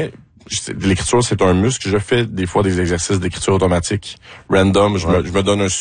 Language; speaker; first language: French; native; French